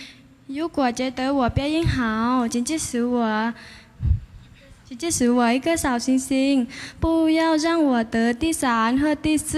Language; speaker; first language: Chinese; non-native, learner; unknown